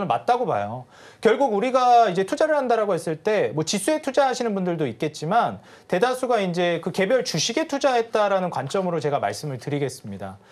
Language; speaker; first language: Korean; native; Korean